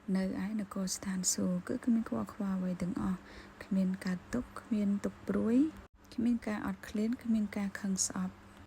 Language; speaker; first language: Khmer; native; Khmer